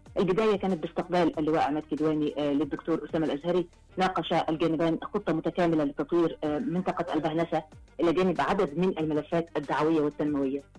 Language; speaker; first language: Arabic; native; Arabic